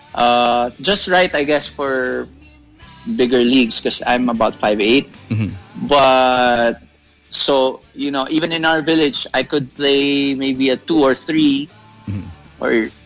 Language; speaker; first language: English; non-native, local second language; Filipino